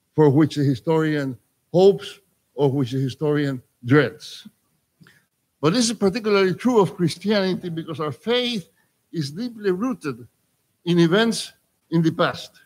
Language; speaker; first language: English; non-native, fluent; Spanish